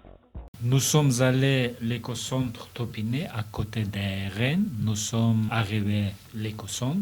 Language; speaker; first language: French; non-native, learner; Russian